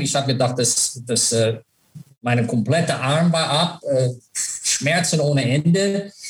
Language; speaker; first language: German; non-native, learner; English